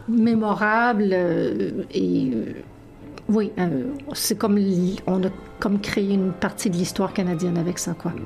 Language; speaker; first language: French; native; French